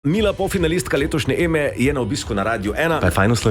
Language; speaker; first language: Slovenian; native; Slovenian